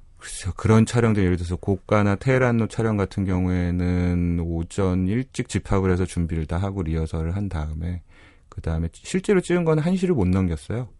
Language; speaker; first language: Korean; native; Korean